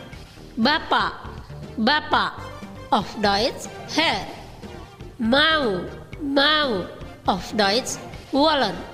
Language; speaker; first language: German; non-native, fluent; Indonesian